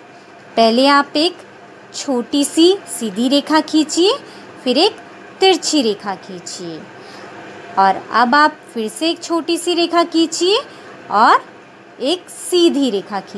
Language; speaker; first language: Hindi; native; Hindi